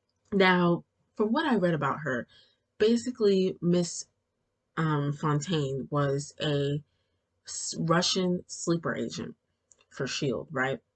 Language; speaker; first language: English; native; English